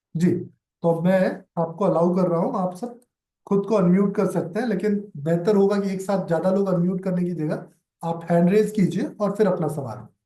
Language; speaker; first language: Hindi; native; Hindi